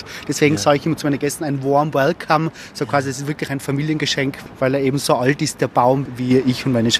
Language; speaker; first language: German; native; German